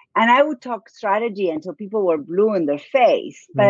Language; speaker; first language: English; non-native, fluent; Spanish